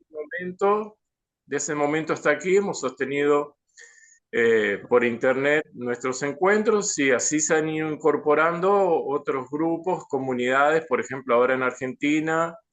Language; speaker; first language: Spanish; native; Spanish